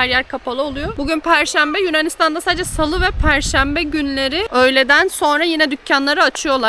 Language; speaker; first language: Turkish; native; Turkish